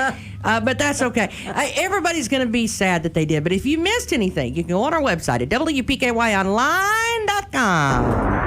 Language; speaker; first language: English; native; English